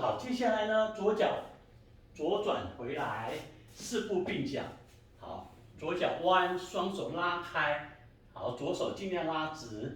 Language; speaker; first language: Chinese; native; Chinese